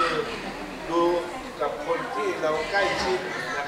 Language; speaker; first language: Thai; native; Thai